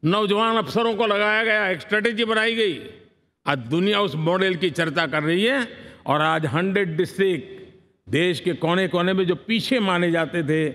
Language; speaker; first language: Hindi; non-native, local second language; Gujarati